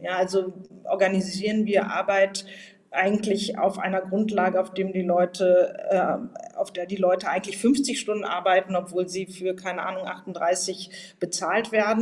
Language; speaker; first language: German; native; German